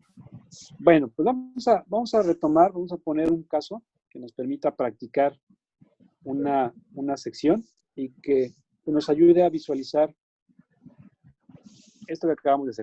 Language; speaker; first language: Spanish; native; Spanish